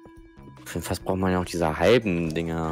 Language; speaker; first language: German; native; German